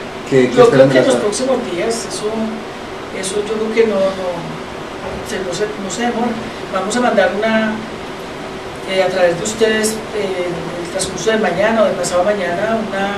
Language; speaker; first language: Spanish; native; Spanish